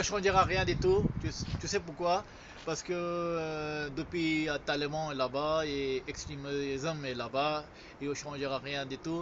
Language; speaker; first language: French; non-native, fluent; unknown